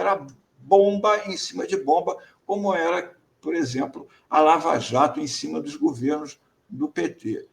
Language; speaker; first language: Portuguese; native; Portuguese